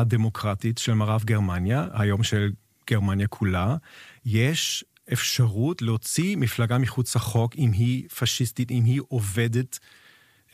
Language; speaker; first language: Hebrew; non-native, fluent; German